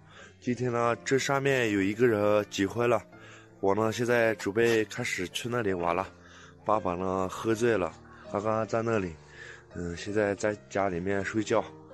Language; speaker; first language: Chinese; non-native, local second language; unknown